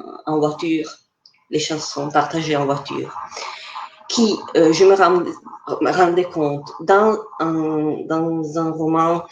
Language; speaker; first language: French; non-native, fluent; Italian